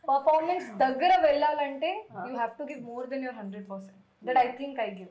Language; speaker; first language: Telugu; non-native, fluent; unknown